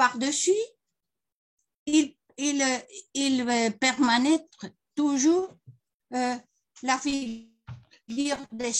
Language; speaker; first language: French; non-native, learner; Spanish